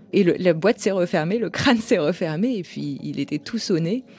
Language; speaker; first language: French; native; French